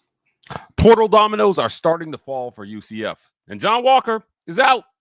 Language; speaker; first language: English; native; English